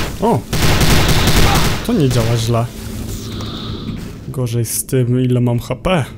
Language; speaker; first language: Polish; native; Polish